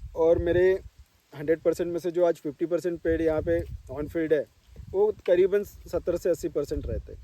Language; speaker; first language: Hindi; non-native, local second language; Marathi